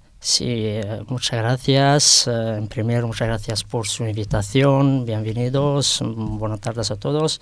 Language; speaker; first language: Spanish; non-native, fluent; Arabic